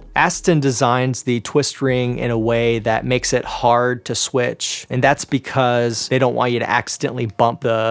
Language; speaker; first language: English; native; English